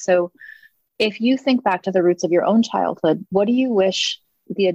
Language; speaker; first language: English; native; English